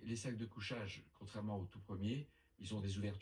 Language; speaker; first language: French; native; French